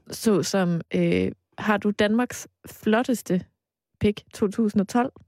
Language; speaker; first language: Danish; native; Danish